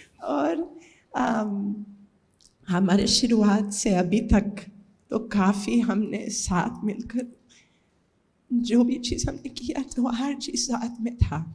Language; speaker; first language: Hindi; non-native, learner; English